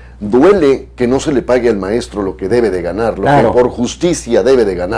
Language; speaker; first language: Spanish; native; Spanish